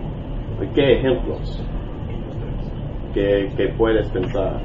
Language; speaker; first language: Spanish; non-native, learner; English